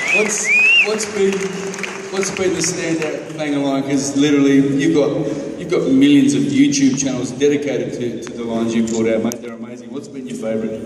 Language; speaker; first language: English; native; English